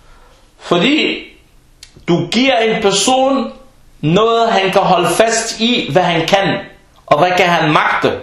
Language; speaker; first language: Danish; non-native, fluent; Arabic